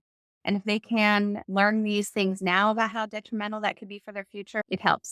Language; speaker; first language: English; native; English